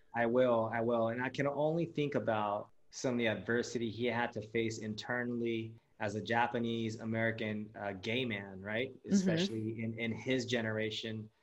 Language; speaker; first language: English; early bilingual, other home language; Japanese